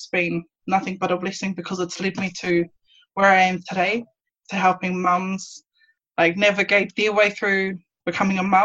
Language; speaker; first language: English; native; English